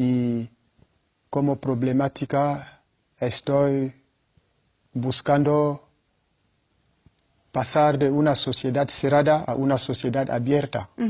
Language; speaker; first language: Spanish; non-native, fluent; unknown